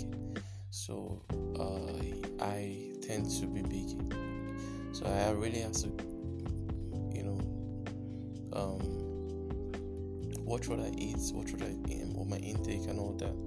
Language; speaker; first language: English; non-native, local second language; Yoruba